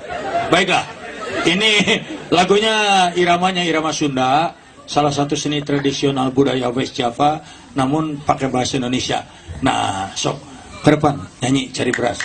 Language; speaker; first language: Indonesian; non-native, local second language; Sundanese